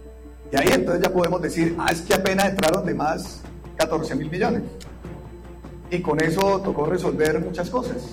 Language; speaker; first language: Spanish; native; Spanish